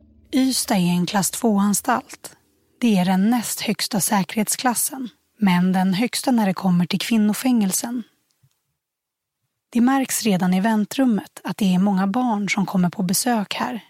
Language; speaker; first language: Swedish; native; Swedish